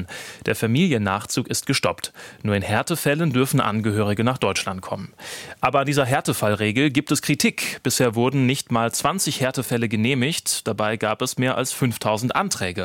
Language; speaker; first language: German; native; German